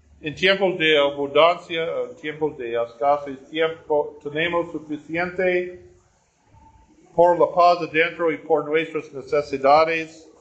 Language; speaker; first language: Spanish; non-native, learner; English